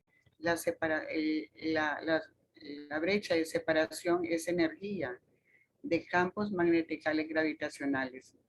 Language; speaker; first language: Spanish; non-native, local second language; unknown